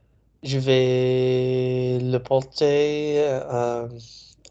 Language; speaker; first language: French; non-native, learner; English